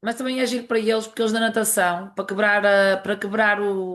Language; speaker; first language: Portuguese; native; Portuguese